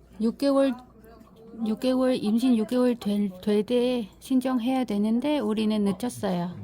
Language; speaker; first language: Korean; non-native, learner; Vietnamese